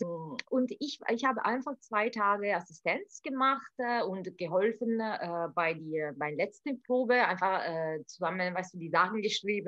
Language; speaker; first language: German; non-native, fluent; Italian